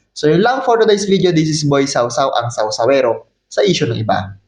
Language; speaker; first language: Filipino; native; Filipino